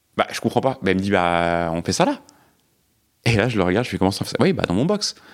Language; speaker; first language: French; native; French